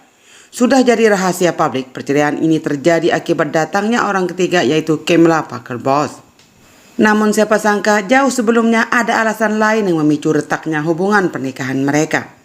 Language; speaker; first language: Indonesian; native; Indonesian